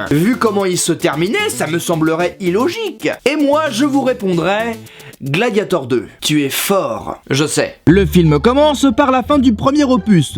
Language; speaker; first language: French; native; French